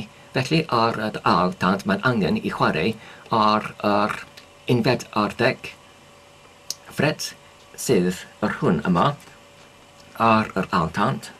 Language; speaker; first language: Welsh; non-native, learner; English